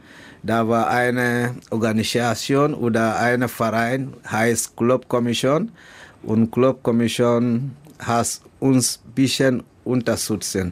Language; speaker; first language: German; non-native, learner; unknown